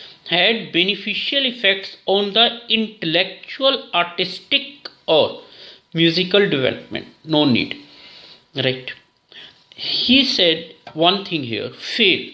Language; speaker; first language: English; non-native, local second language; Hindi